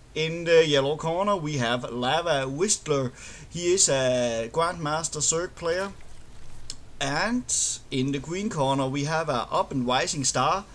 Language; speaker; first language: English; non-native, fluent; Danish